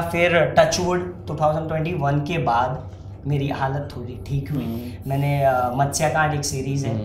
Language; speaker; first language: Hindi; native; Hindi